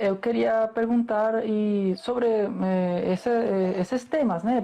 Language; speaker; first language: Portuguese; non-native, fluent; Spanish